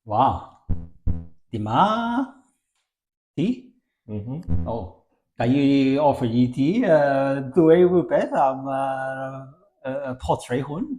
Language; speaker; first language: Welsh; non-native, learner; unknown